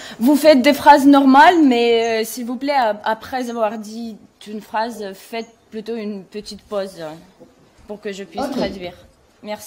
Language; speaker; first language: French; non-native, fluent; Russian